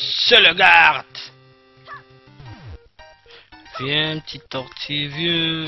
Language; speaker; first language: French; non-native, fluent; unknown